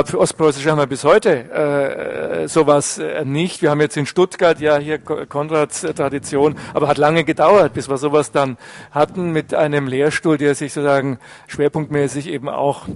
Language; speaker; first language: German; native; German